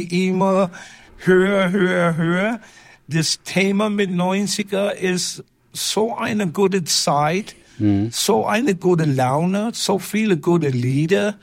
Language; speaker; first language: German; non-native, fluent; English